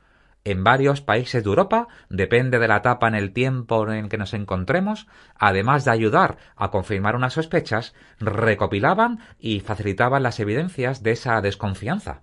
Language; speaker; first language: Spanish; native; Spanish